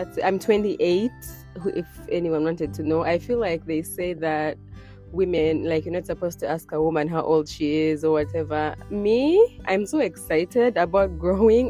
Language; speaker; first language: English; non-native, local second language; Ganda